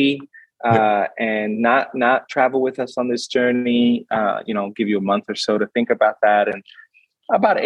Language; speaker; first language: English; native; English